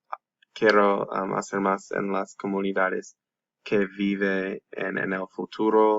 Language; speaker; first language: Spanish; non-native, learner; English